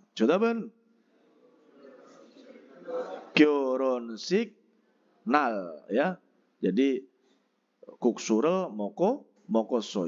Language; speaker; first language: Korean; non-native, fluent; Indonesian